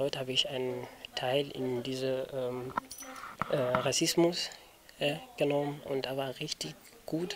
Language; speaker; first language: German; non-native, learner; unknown